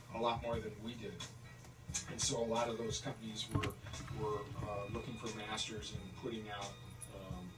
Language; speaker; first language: English; native; English